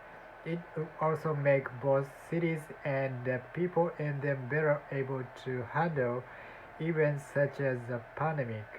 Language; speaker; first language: English; non-native, learner; Japanese